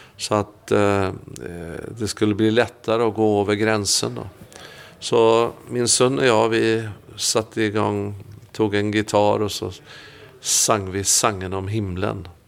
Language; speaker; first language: Swedish; native; Swedish